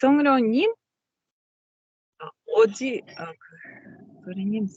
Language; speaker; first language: Korean; non-native, learner; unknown